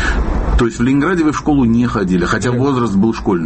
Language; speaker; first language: Russian; native; Russian